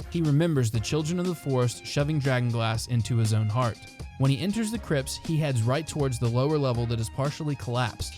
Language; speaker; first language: English; native; English